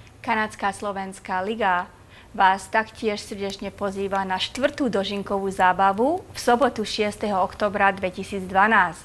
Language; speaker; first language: Slovak; native; Slovak